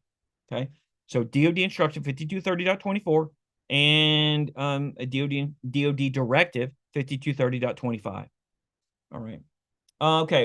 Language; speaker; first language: English; native; English